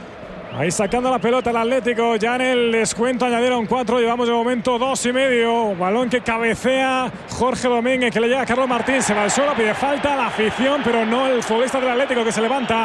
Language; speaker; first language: Spanish; native; Spanish